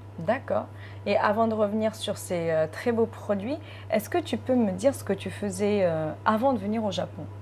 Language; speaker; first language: French; native; French